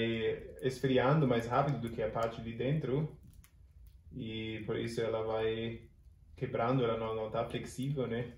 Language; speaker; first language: Portuguese; non-native, fluent; German